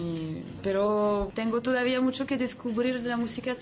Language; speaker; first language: Spanish; early bilingual, heritage; French